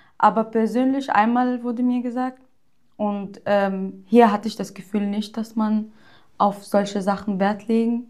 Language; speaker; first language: German; early bilingual, other home language; Arabic